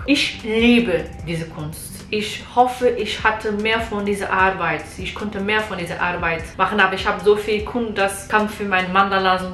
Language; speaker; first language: German; non-native, learner; Portuguese